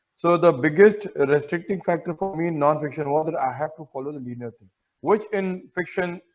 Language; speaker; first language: English; non-native, local second language; Hindi